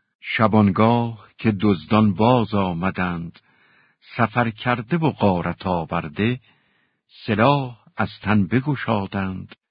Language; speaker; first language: Persian; native; Persian